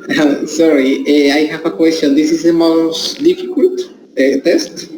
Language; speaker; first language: English; non-native, learner; Spanish